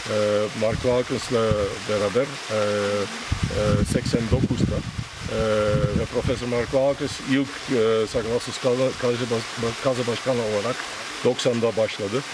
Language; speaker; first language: Turkish; non-native, fluent; Dutch